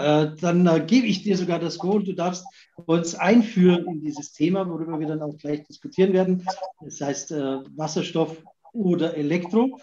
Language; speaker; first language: German; native; German